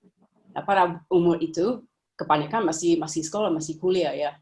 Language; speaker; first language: Indonesian; non-native, fluent; English